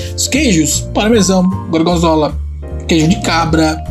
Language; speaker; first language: Portuguese; non-native, fluent; Italian